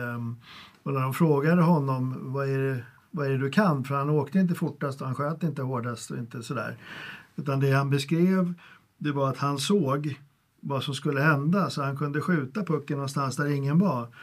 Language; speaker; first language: Swedish; native; Swedish